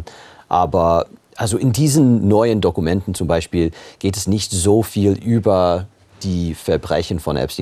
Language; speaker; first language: German; non-native, fluent; English